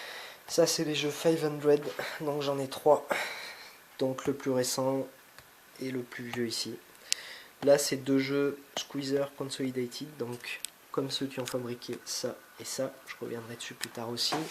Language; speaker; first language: French; native; French